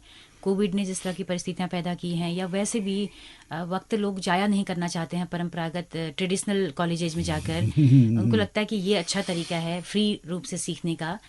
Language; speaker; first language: Hindi; native; Hindi